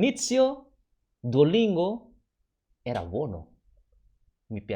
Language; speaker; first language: Italian; non-native, learner; Indonesian